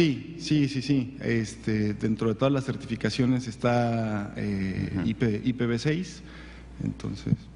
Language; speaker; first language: Spanish; native; Spanish